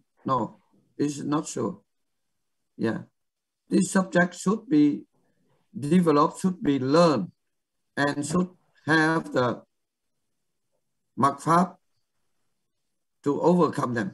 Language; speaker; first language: English; non-native, learner; Vietnamese